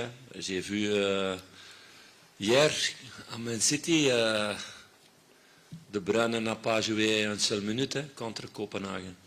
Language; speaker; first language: French; non-native, fluent; Dutch